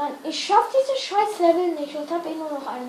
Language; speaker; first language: German; native; German